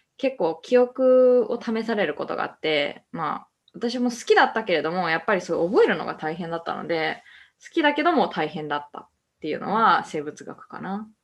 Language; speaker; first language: Japanese; native; Japanese